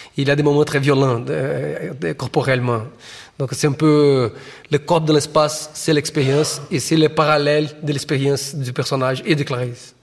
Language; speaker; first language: French; non-native, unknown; Portuguese